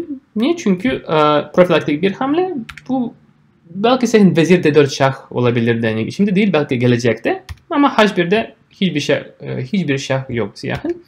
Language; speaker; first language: Turkish; non-native, fluent; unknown